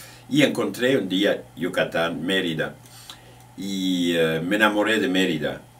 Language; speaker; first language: Spanish; non-native, fluent; French